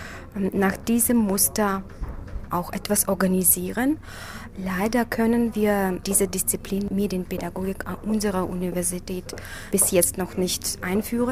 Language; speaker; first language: German; non-native, fluent; Russian